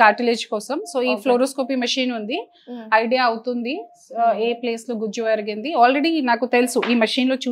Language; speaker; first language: Telugu; non-native, fluent; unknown